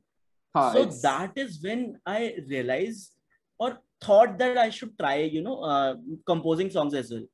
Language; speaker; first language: English; non-native, local second language; Hindi